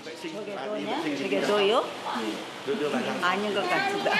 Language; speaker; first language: Korean; native; Korean